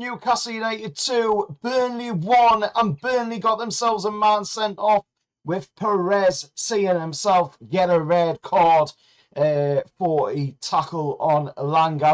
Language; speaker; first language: English; native; English